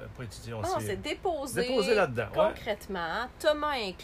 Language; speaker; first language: French; native; French